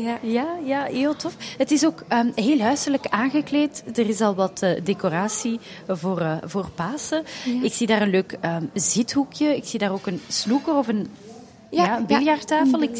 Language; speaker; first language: Dutch; native; Dutch